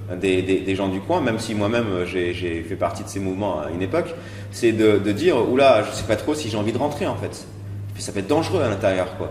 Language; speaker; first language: French; native; French